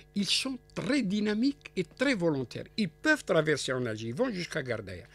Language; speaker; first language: French; non-native, local second language; Arabic